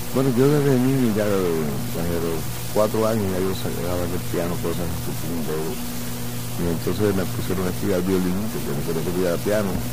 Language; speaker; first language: Spanish; native; Spanish